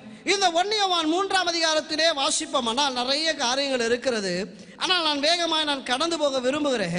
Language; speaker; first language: Tamil; native; Tamil